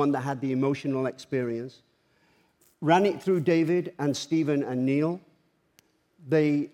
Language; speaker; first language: English; native; English